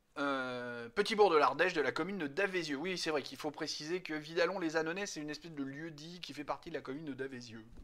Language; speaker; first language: French; native; French